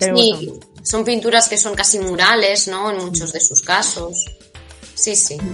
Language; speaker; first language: Spanish; native; Spanish